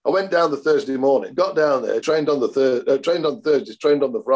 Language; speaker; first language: English; native; English